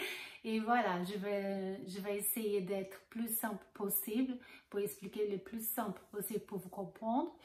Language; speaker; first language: French; non-native, fluent; Portuguese